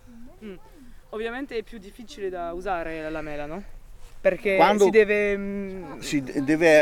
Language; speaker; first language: Italian; non-native, fluent; French